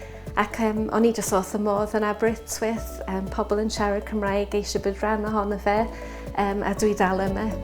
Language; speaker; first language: Welsh; non-native, fluent; English